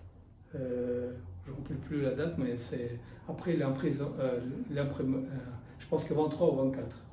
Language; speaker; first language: French; non-native, fluent; Russian